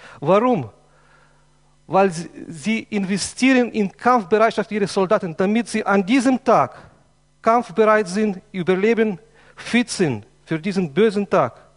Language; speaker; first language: German; non-native, fluent; Russian